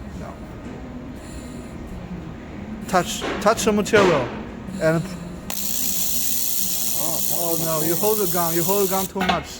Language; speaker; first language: English; non-native, learner; Chinese